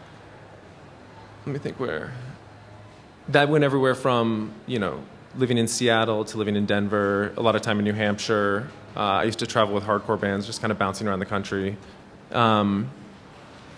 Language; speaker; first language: English; native; English